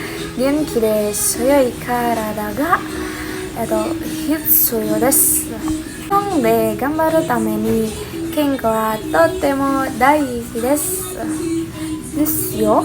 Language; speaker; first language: Japanese; non-native, learner; Indonesian